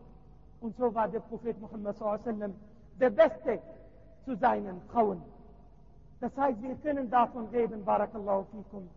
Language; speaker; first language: German; non-native, learner; Arabic